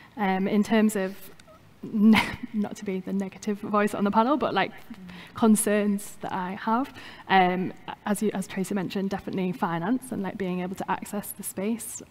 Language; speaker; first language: English; native; English